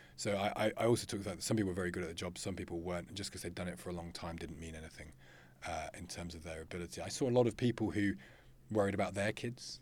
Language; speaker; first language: English; native; English